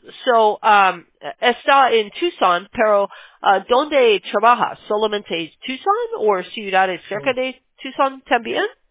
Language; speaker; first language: Spanish; non-native, learner; English